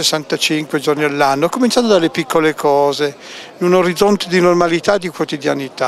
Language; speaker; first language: Italian; native; Italian